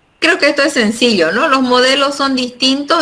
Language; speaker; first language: Spanish; native; Spanish